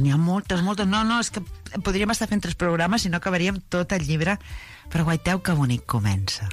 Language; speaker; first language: Catalan; native; Catalan